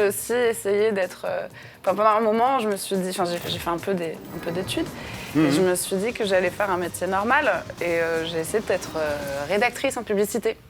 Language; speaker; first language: French; native; French